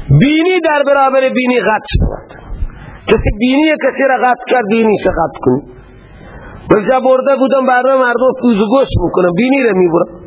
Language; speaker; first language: Persian; native; Persian